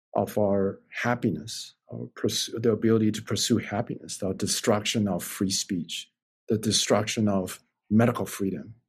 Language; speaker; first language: English; non-native, fluent; Chinese